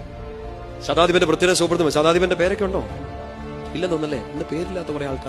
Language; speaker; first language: Malayalam; native; Malayalam